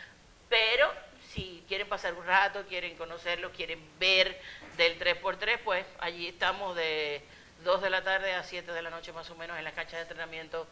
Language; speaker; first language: Spanish; native; Spanish